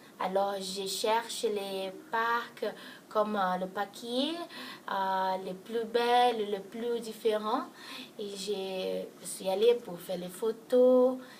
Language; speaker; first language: French; non-native, learner; Portuguese